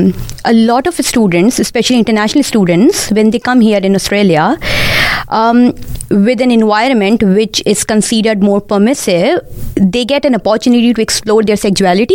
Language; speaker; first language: English; non-native, local second language; Urdu